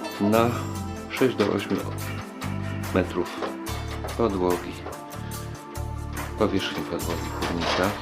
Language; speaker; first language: Polish; native; Polish